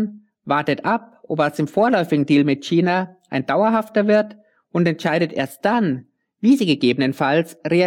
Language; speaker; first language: German; native; German